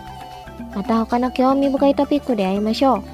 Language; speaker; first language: Japanese; non-native, fluent; Indonesian